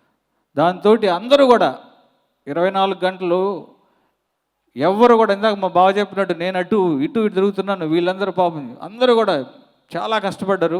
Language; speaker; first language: Telugu; native; Telugu